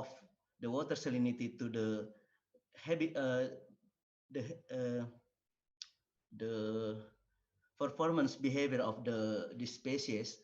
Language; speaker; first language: English; non-native, learner; Indonesian